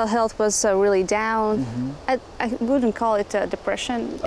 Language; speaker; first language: English; non-native, fluent; Latvian